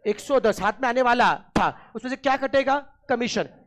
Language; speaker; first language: Hindi; non-native, local second language; Marathi